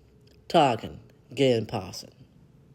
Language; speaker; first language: German; non-native, learner; English